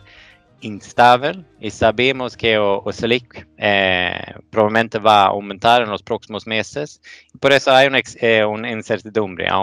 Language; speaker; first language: Portuguese; non-native, fluent; Swedish